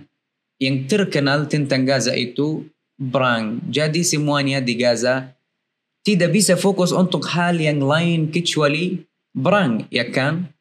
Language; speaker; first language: Indonesian; non-native, learner; Arabic